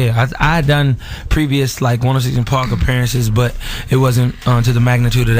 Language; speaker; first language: English; native; English